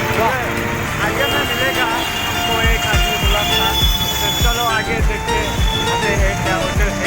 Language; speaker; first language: Hindi; non-native, local second language; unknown